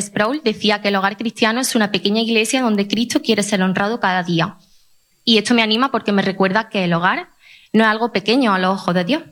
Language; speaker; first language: Spanish; native; Spanish